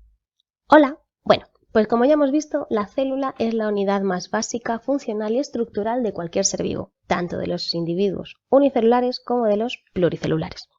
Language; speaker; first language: Spanish; native; Spanish